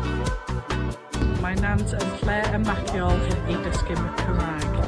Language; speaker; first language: Welsh; non-native, local second language; English